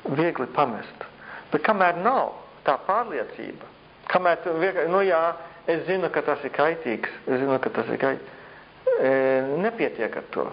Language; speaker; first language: Latvian; native; Latvian